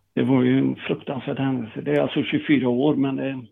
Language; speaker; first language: Swedish; native; Swedish